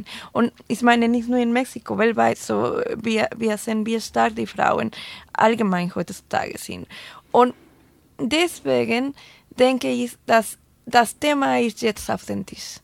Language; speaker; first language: German; non-native, fluent; Spanish